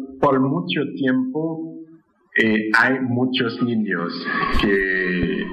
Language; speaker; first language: Spanish; non-native, fluent; Haitian Creole